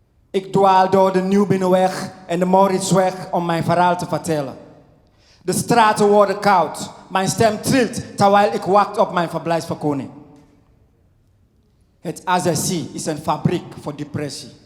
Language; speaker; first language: Dutch; non-native, fluent; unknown